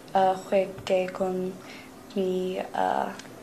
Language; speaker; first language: Spanish; non-native, learner; English